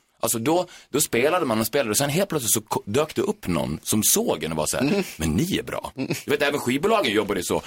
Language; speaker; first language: Swedish; native; Swedish